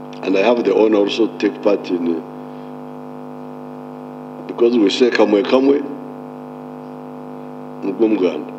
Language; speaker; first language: English; non-native, local second language; Nyankole